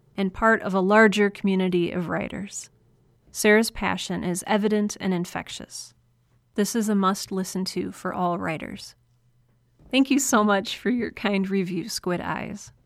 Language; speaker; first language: English; native; English